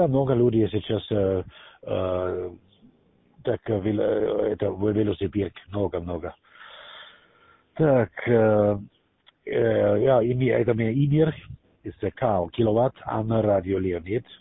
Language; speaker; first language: Russian; non-native, learner; German